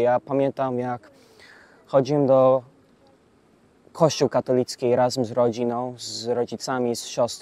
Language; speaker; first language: Polish; early bilingual, heritage; English